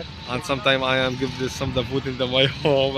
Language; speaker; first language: English; non-native, learner; Arabic